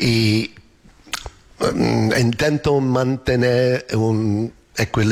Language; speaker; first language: Spanish; non-native, learner; English